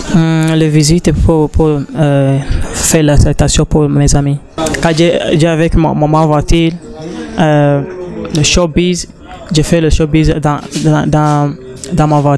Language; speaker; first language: French; non-native, learner; Rundi